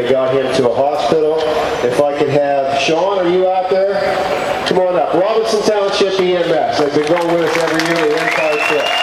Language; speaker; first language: English; native; English